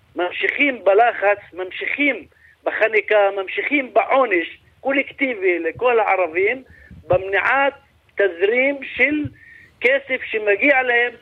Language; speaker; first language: Hebrew; non-native, local second language; Arabic